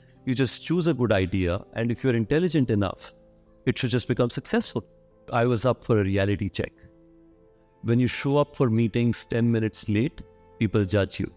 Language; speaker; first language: English; non-native, local second language; Hindi